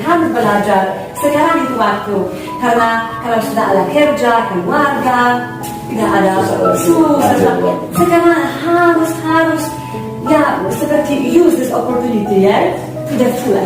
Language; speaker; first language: Indonesian; non-native, fluent; Polish